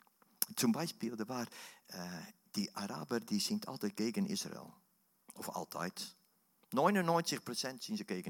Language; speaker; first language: German; non-native, learner; Dutch